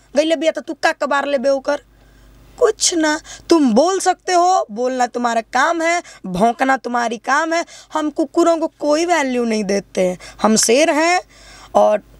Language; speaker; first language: Hindi; native; Hindi